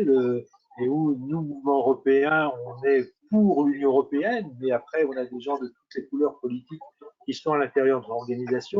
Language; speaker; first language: French; native; French